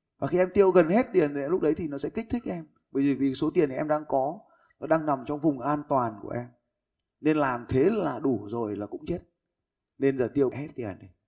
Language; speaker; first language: Vietnamese; native; Vietnamese